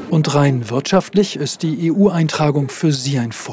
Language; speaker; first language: German; native; German